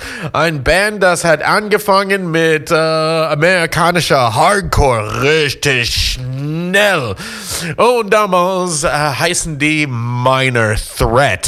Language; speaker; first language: German; non-native, learner; English